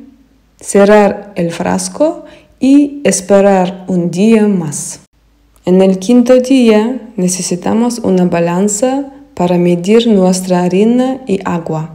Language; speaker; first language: Spanish; non-native, fluent; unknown